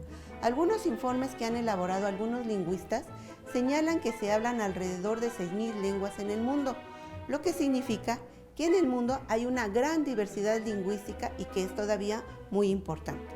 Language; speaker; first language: Spanish; native; Spanish